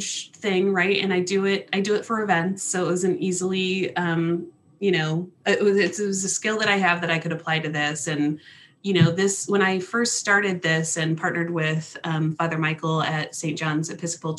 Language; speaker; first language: English; native; English